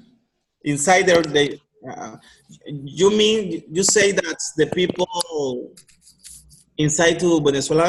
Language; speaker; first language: English; non-native, learner; Spanish